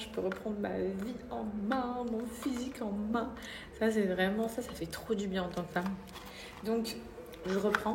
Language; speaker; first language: French; native; French